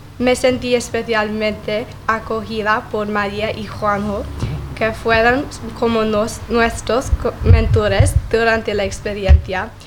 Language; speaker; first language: Spanish; non-native, learner; English